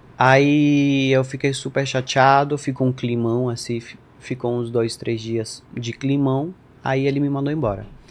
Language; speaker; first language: Portuguese; non-native, fluent; Spanish